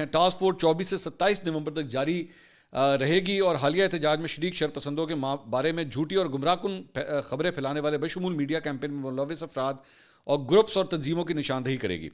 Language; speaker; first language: Urdu; native; Urdu